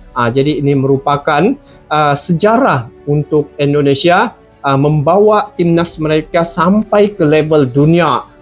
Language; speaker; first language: Malay; native; Malay